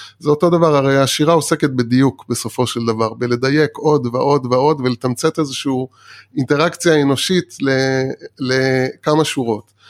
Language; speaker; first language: Hebrew; early bilingual, other home language; Persian